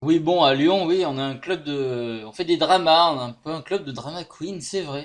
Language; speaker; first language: French; native; French